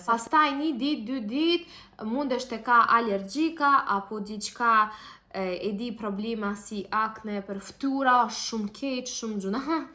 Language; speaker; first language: Albanian; non-native, learner; Russian